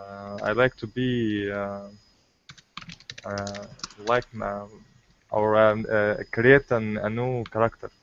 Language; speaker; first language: English; non-native, learner; Arabic